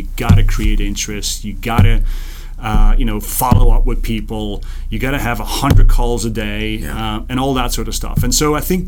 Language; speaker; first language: English; non-native, fluent; Serbian